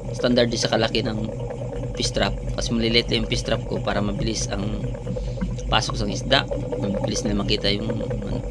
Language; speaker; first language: Filipino; non-native, local second language; Cebuano